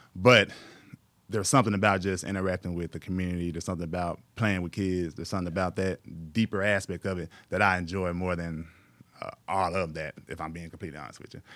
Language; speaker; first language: English; native; English